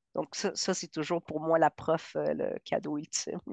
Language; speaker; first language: French; early bilingual, other home language; Spanish